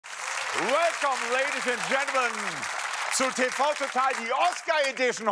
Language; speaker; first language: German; native; German